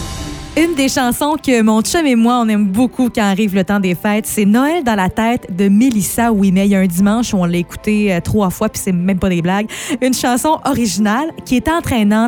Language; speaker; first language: French; native; French